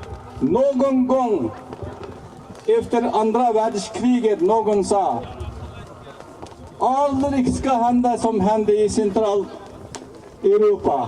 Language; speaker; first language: Swedish; non-native, learner; Uyghur